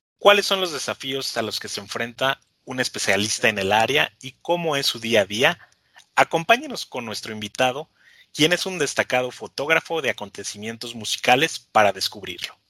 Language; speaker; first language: Spanish; native; Spanish